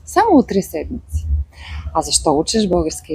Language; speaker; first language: Bulgarian; native; Bulgarian